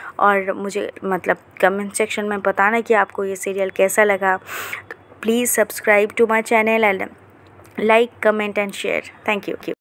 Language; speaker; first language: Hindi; non-native, local second language; Bangla